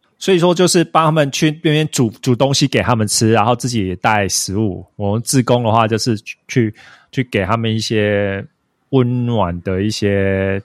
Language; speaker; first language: Chinese; native; Chinese